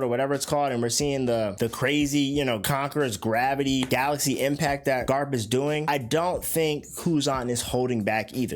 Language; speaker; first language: English; native; English